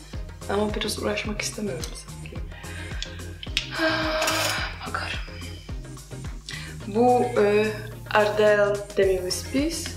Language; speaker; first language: Turkish; non-native, fluent; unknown